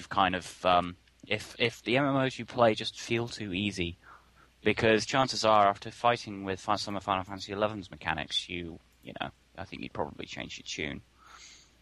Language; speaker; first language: English; native; English